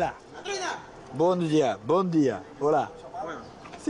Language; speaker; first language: French; native; French